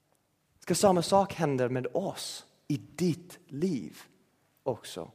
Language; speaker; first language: Swedish; non-native, fluent; English